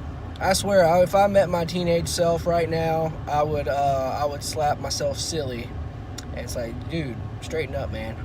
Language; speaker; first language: English; native; English